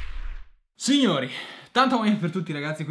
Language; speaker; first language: Italian; native; Italian